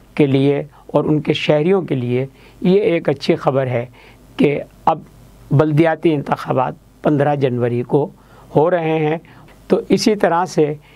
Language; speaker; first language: Urdu; native; Urdu